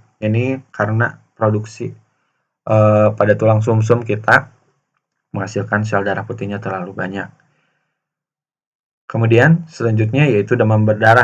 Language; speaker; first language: Indonesian; native; Indonesian